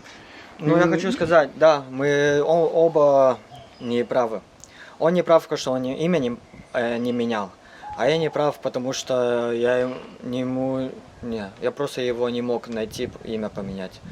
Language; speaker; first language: Russian; non-native, learner; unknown